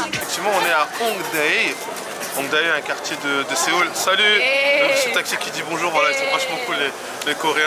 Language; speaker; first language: French; native; French